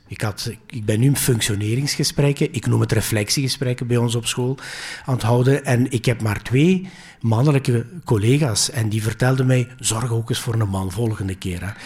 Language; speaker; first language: Dutch; early bilingual, other home language; Greek